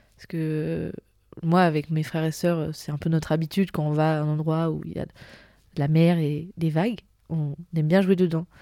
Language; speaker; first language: French; native; French